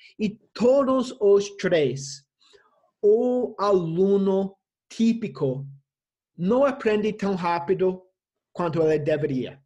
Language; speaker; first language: Portuguese; non-native, fluent; English